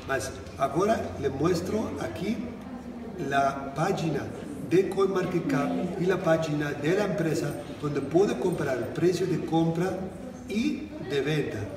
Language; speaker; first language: Spanish; non-native, fluent; German